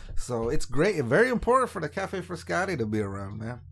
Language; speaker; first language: English; native; English